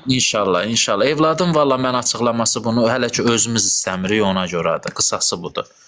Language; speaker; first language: Azerbaijani; native; Azerbaijani